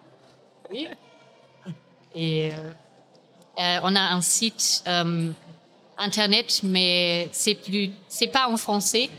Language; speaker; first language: French; non-native, fluent; German